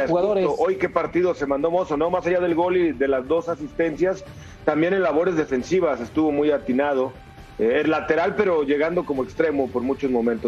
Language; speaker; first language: Spanish; native; Spanish